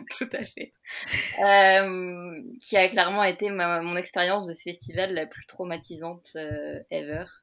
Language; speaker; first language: French; native; French